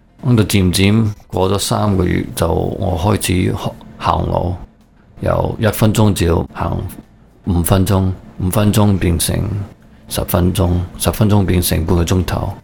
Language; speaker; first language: Cantonese; early bilingual, heritage; Cantonese